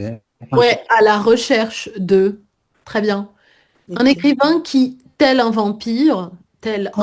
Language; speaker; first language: French; native; French